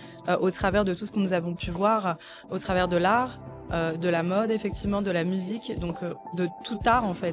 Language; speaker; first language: French; native; French